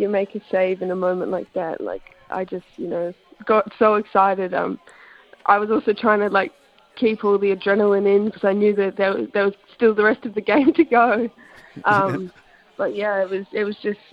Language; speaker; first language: English; native; English